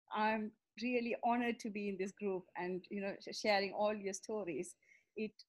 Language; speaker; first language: English; non-native, local second language; Tamil